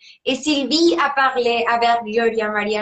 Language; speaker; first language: French; non-native, learner; Spanish